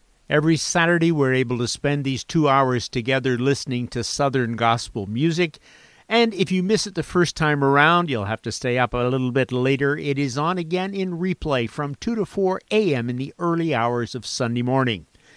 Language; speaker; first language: English; native; English